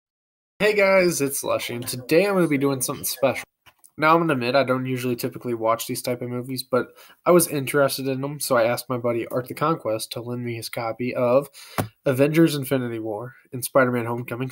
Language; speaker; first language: English; native; English